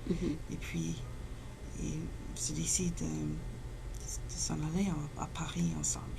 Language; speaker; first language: French; non-native, fluent; English